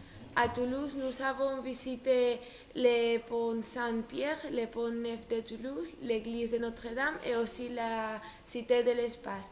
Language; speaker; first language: French; non-native, learner; Spanish